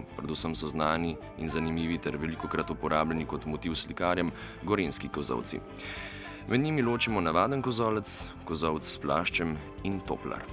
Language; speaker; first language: Slovenian; native; Slovenian